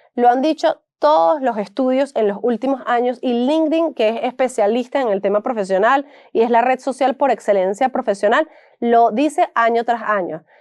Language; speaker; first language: Spanish; native; Spanish